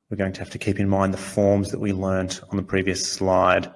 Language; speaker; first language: English; native; English